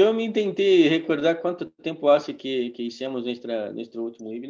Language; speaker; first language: Spanish; non-native, fluent; Portuguese